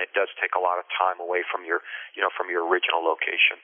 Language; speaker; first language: English; early bilingual, other home language; Spanish